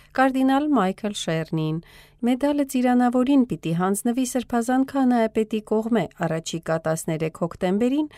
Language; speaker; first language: Armenian; early bilingual, heritage; Armenian